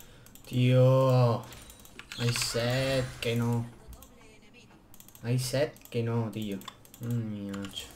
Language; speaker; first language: Spanish; native; Spanish